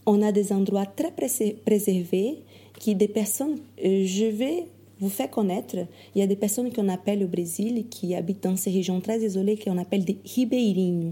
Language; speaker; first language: French; non-native, fluent; Portuguese